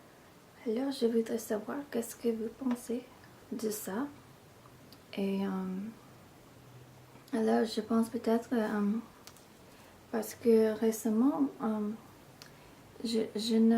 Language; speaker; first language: French; non-native, fluent; English